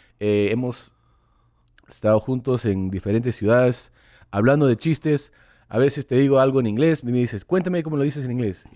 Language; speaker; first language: Spanish; early bilingual, heritage; English